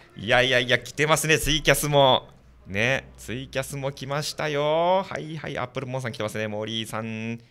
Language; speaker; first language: Japanese; native; Japanese